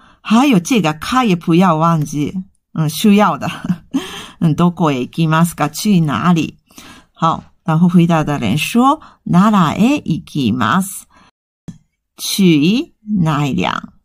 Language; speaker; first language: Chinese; non-native, fluent; Japanese